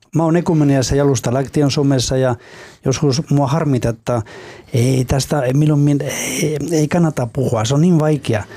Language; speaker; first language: Finnish; non-native, fluent; Spanish